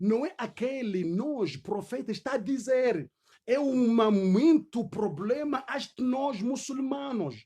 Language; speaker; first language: Portuguese; non-native, learner; Swahili